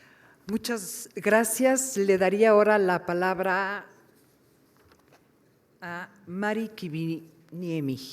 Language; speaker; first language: Spanish; native; Spanish